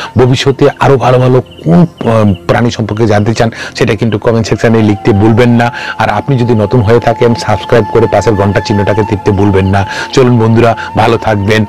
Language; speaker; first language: Bangla; non-native, local second language; Kok Borok